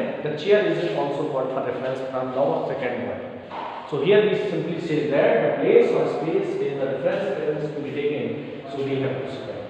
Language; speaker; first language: English; non-native, local second language; Hindi